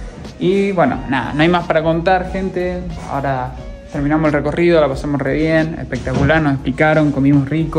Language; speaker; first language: Spanish; native; Spanish